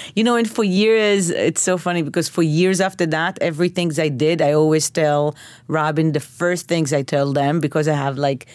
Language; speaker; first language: English; non-native, fluent; Hebrew